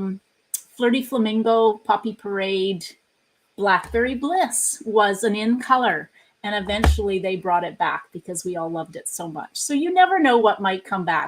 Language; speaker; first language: English; native; English